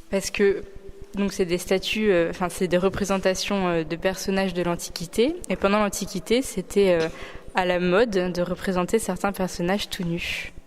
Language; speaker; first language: French; native; French